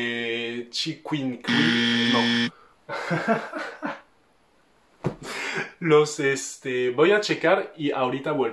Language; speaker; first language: Spanish; non-native, fluent; French